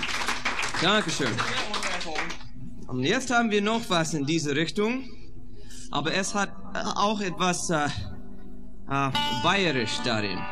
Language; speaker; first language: German; non-native, fluent; English